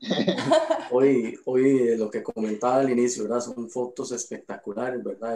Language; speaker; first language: Spanish; native; Spanish